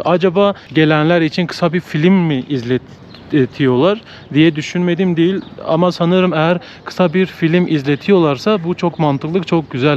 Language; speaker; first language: Turkish; native; Turkish